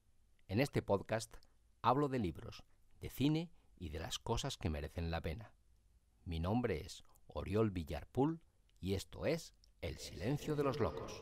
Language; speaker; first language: Spanish; native; Spanish